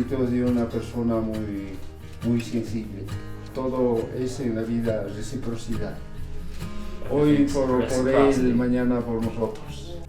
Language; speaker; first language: Spanish; native; Spanish